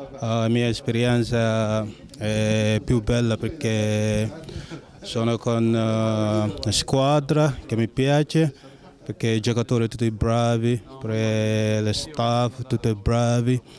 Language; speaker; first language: Italian; non-native, learner; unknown